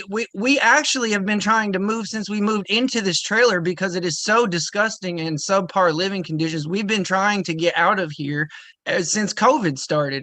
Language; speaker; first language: English; native; English